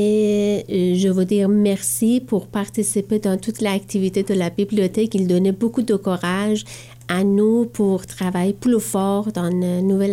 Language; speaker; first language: French; non-native, learner; Persian